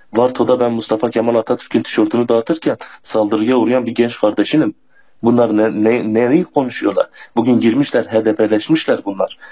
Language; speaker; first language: Turkish; non-native, local second language; Kurdish